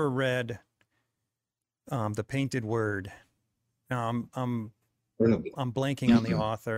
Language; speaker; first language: English; native; English